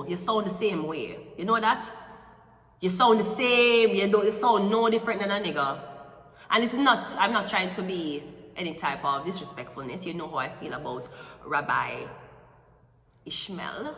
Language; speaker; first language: English; native; English